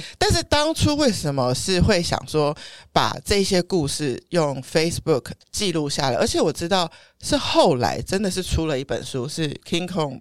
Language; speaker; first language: Chinese; native; Chinese